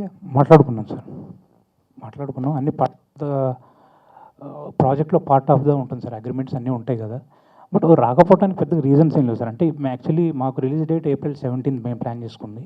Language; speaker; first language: Telugu; native; Telugu